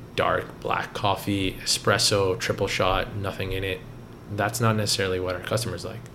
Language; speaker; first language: English; native; English